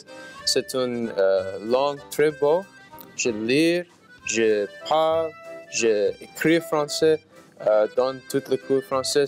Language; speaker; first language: French; non-native, learner; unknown